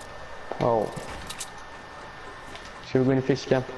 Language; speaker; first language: Swedish; early bilingual, other home language; Turkish